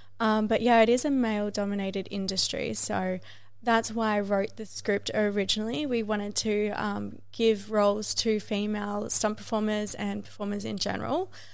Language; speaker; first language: English; native; English